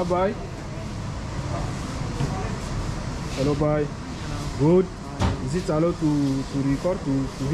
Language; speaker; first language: English; non-native, fluent; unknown